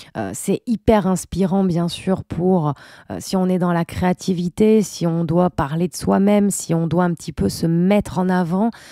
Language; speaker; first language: French; native; French